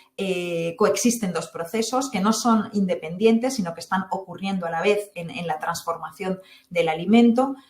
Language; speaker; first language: Spanish; native; Spanish